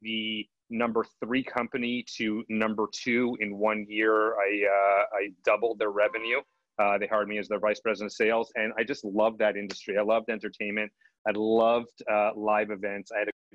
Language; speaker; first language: English; native; English